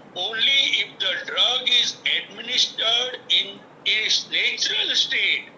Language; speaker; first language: English; non-native, local second language; Gujarati